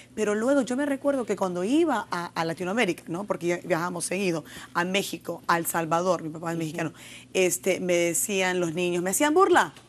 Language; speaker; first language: Spanish; early bilingual, heritage; Spanish